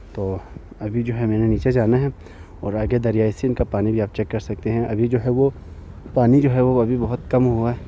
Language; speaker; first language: Urdu; native; Urdu